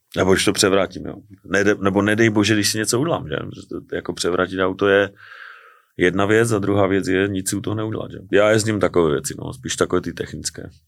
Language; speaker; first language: Czech; native; Czech